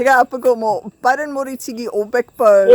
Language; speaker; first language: Korean; non-native, learner; English